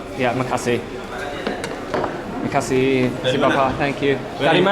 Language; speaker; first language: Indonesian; non-native, learner; English